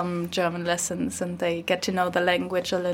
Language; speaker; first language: English; non-native, fluent; German